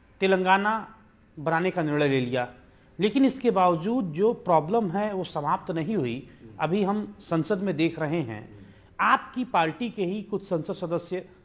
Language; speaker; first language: Hindi; native; Hindi